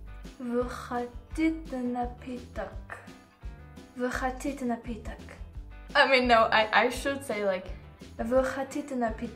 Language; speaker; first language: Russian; non-native, learner; French